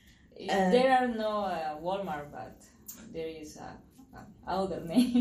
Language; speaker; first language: English; non-native, learner; Spanish